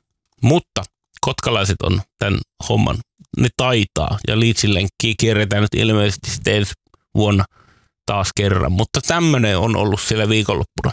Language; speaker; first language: Finnish; native; Finnish